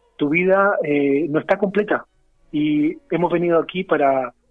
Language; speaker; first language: Spanish; native; Spanish